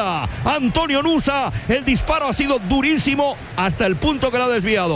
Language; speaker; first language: Spanish; native; Spanish